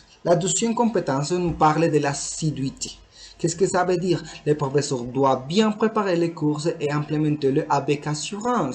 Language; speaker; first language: French; non-native, learner; Spanish